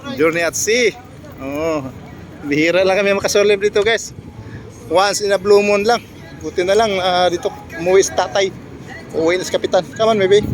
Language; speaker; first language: Filipino; non-native, local second language; Cebuano